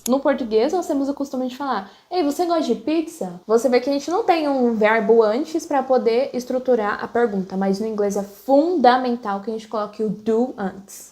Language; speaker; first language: Portuguese; native; Portuguese